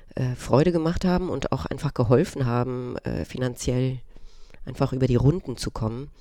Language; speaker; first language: German; early bilingual, other home language; Romanian